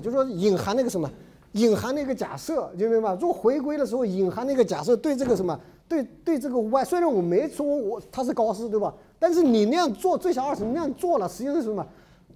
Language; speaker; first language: Chinese; native; Chinese